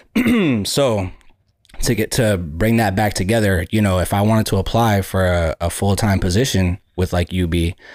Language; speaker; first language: English; native; English